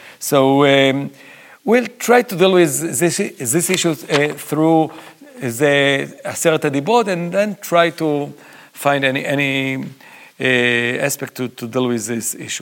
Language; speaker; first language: English; non-native, fluent; Hebrew